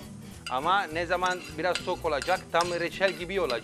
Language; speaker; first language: Turkish; non-native, fluent; Italian